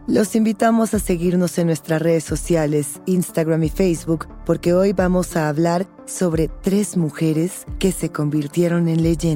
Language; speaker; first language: Spanish; native; Spanish